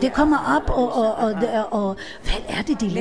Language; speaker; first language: Danish; non-native, fluent; Hebrew